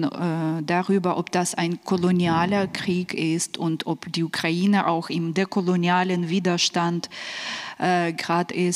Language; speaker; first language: German; non-native, fluent; Ukrainian